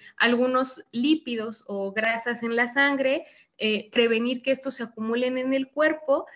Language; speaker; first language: Spanish; native; Spanish